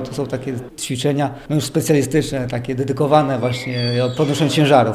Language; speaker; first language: Polish; native; Polish